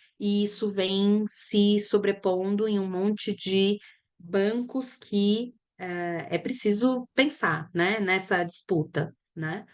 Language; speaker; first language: Portuguese; native; Portuguese